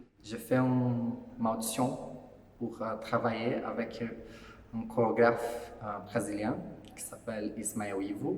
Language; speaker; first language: French; non-native, fluent; Portuguese